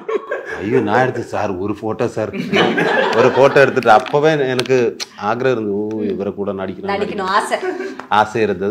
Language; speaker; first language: Tamil; non-native, learner; Malayalam